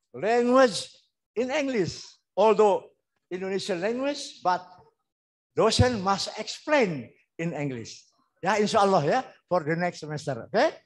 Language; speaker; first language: English; non-native, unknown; Indonesian